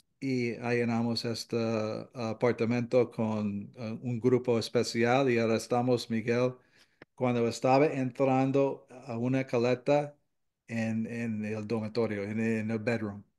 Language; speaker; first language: Spanish; non-native, fluent; English